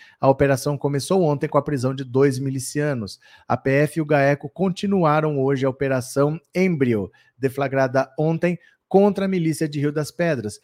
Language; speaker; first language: Portuguese; native; Portuguese